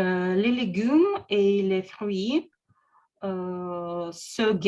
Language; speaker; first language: French; non-native, learner; Russian